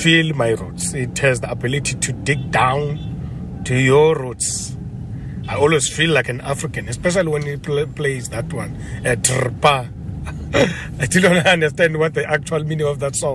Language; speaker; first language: English; non-native, local second language; Xhosa